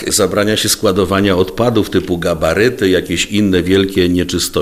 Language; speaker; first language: Polish; native; Polish